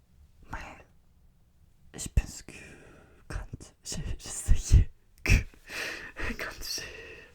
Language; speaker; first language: French; non-native, learner; Russian